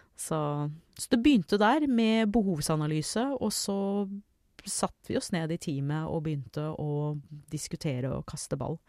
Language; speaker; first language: Norwegian; early bilingual, other home language; English